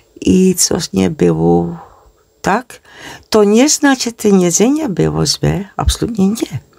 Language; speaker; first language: Polish; non-native, learner; Dutch